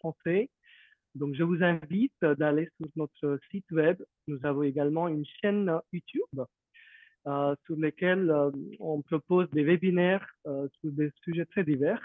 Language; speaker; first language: French; non-native, fluent; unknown